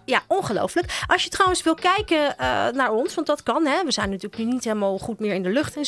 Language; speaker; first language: Dutch; native; Dutch